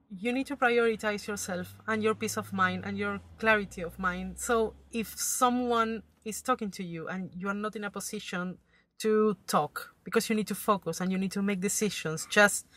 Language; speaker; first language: English; non-native, fluent; Spanish